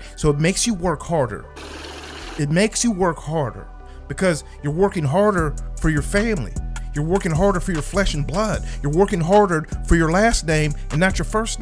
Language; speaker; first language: English; native; English